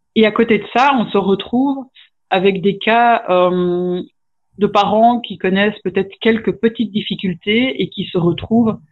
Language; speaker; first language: French; native; French